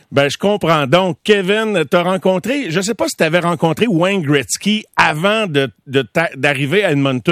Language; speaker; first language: French; native; French